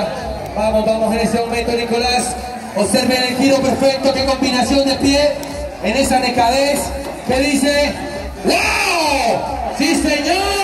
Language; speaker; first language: Spanish; native; Spanish